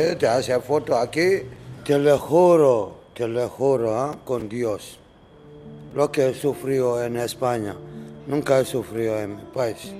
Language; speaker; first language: Spanish; non-native, learner; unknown